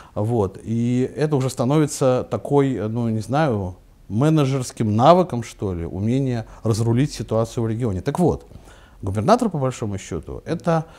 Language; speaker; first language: Russian; native; Russian